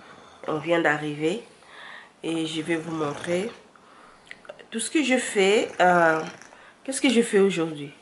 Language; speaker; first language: French; non-native, local second language; Lingala